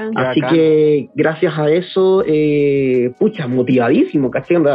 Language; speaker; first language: Spanish; native; Spanish